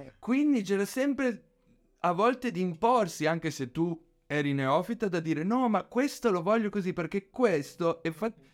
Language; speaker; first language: Italian; early bilingual, other home language; Spanish